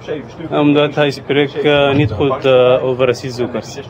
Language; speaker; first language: Dutch; non-native, learner; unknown